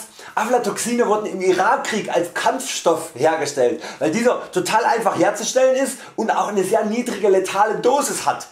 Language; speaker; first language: German; native; German